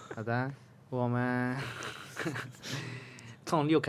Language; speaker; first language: Chinese; non-native, fluent; Spanish